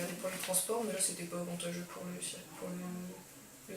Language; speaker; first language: French; native; French